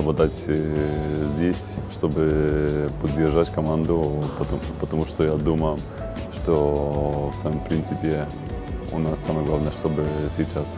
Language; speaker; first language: Russian; non-native, fluent; Polish